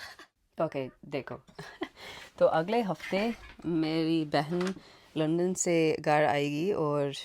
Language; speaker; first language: Hindi; non-native, learner; English